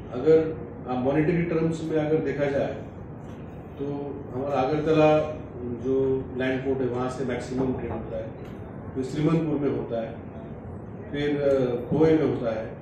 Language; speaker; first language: Hindi; non-native, local second language; Bangla